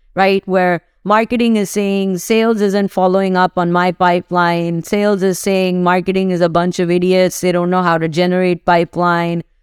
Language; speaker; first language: English; non-native, local second language; Urdu